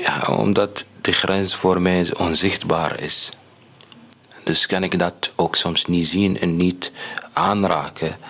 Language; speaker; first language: Dutch; non-native, learner; Arabic